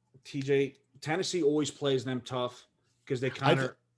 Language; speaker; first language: English; native; English